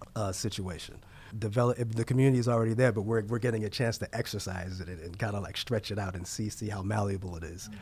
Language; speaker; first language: English; native; English